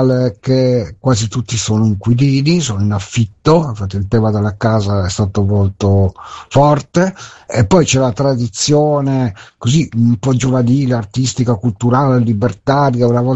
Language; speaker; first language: Italian; native; Italian